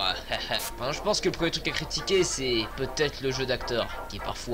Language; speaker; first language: French; native; French